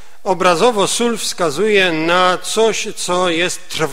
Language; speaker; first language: Polish; native; Polish